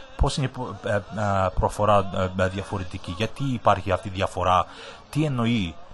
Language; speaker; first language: Greek; early bilingual, heritage; Greek